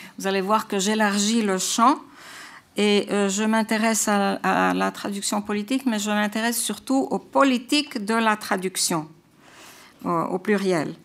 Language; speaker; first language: French; non-native, fluent; Croatian